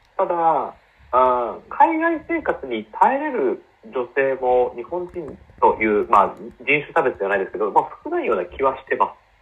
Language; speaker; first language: Japanese; native; Japanese